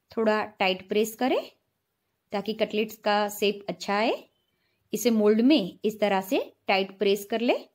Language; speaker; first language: Hindi; non-native, local second language; Gujarati